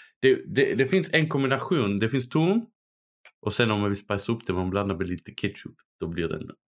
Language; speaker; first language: Swedish; non-native, fluent; Arabic